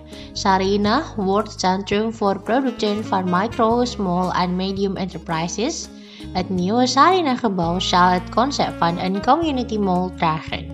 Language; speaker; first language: Dutch; non-native, fluent; Indonesian